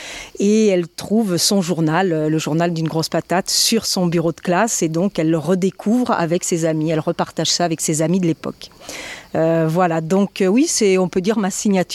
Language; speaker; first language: French; native; French